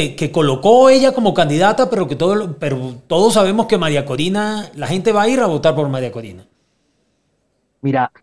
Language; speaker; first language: Spanish; native; Spanish